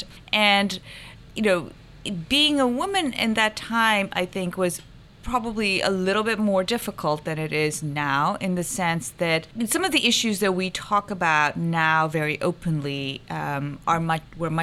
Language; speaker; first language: English; non-native, local second language; Urdu